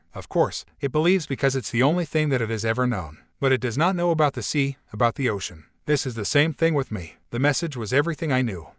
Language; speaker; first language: English; non-native, fluent; Portuguese